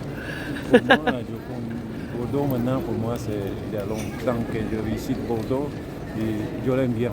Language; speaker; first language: French; non-native, fluent; Spanish